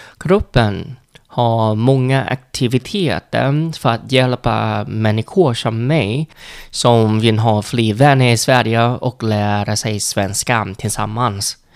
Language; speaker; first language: Swedish; non-native, learner; Vietnamese